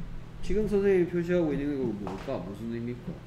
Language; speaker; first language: Korean; native; Korean